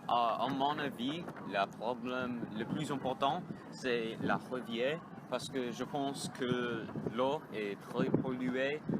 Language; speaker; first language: French; non-native, learner; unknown